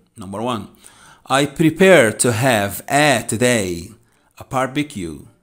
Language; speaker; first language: English; non-native, fluent; Arabic